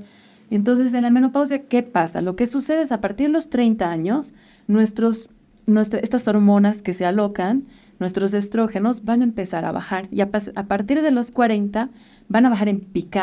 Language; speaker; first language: Spanish; native; Spanish